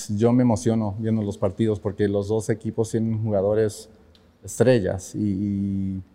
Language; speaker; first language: Spanish; early bilingual, heritage; Spanish